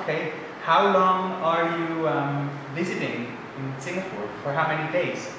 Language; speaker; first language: English; non-native, learner; Thai